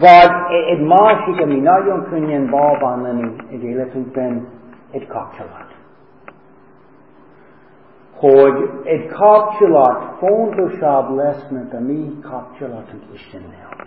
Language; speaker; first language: Hungarian; non-native, fluent; English